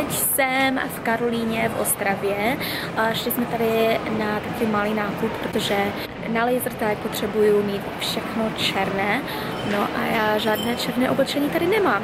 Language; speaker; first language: Czech; early bilingual, heritage; Czech